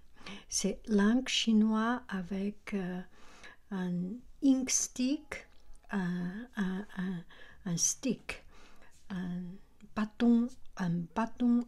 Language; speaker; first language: French; non-native, learner; Chinese